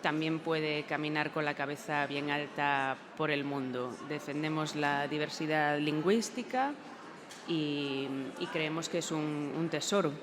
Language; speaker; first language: Spanish; non-native, local second language; Galician